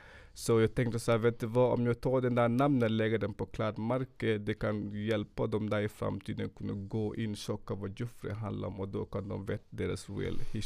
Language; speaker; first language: Swedish; non-native, fluent; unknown